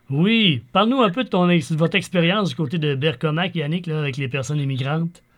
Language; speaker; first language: French; native; French